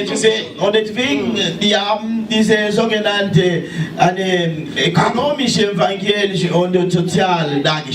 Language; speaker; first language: German; non-native, learner; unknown